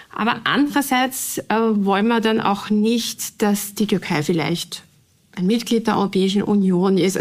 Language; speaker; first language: German; native; German